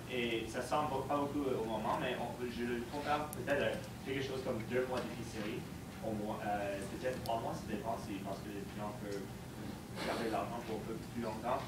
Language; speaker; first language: French; non-native, fluent; English